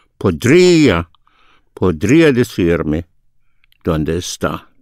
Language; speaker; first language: Spanish; non-native, fluent; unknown